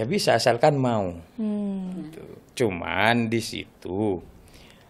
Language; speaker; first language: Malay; non-native, local second language; Madurese